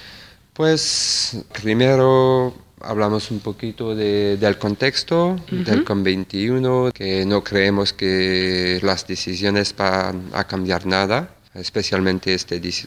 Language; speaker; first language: Spanish; non-native, fluent; French